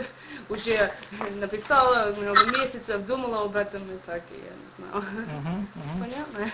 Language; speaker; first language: Russian; non-native, learner; English